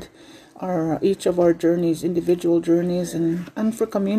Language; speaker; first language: English; non-native, local second language; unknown